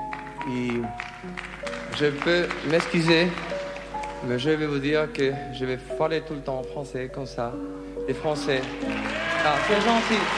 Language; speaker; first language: French; non-native, learner; Spanish